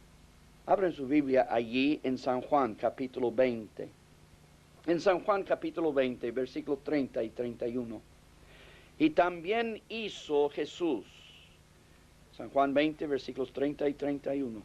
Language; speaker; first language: Spanish; non-native, fluent; English